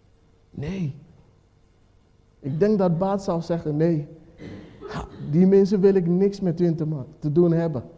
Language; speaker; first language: Dutch; non-native, fluent; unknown